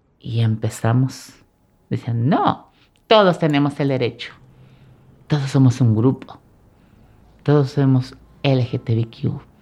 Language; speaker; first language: Spanish; native; Spanish